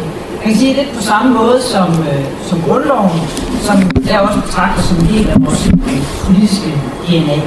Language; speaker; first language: Danish; native; Danish